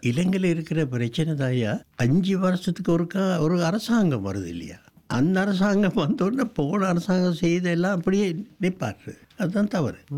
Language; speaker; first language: Tamil; non-native, local second language; Sinhala